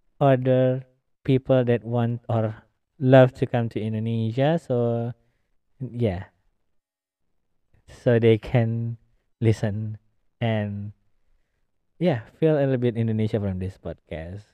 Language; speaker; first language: English; non-native, learner; Indonesian